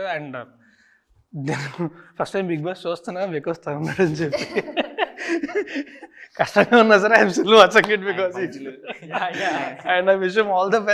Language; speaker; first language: Telugu; native; Telugu